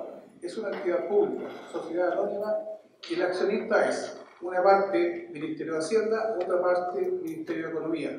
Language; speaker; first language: Spanish; native; Spanish